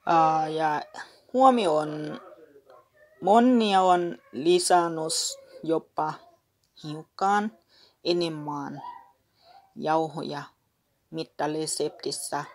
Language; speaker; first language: Finnish; non-native, learner; Northeastern Thai